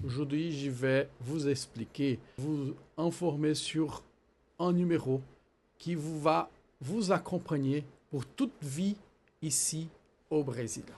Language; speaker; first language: French; non-native, fluent; Portuguese